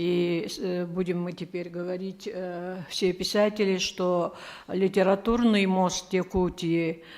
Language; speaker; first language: Russian; native; Russian